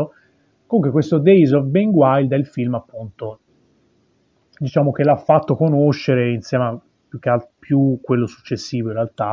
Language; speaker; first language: Italian; native; Italian